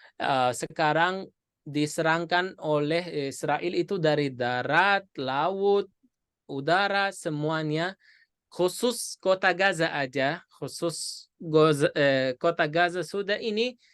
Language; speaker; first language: Indonesian; non-native, fluent; Arabic